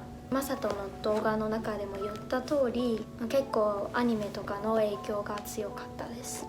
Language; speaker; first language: Japanese; non-native, fluent; Chinese